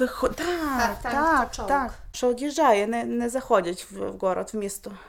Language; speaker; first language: Polish; non-native, learner; Ukrainian